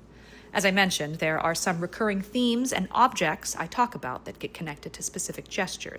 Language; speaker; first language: English; native; English